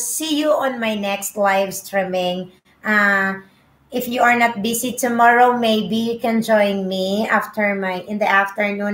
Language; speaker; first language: English; non-native, local second language; Filipino